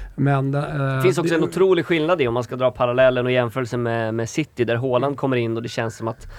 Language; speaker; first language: Swedish; native; Swedish